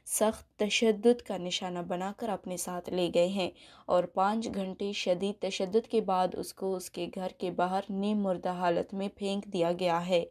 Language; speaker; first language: Urdu; non-native, local second language; Baluchi